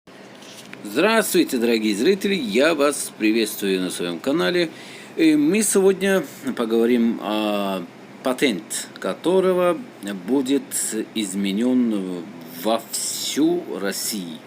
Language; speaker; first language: Russian; non-native, learner; Tajik